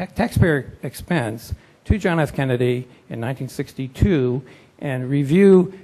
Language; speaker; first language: English; native; English